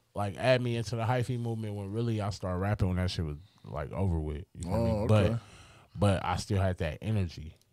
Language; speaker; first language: English; native; English